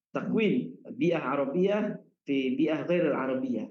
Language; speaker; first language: Arabic; non-native, learner; Malay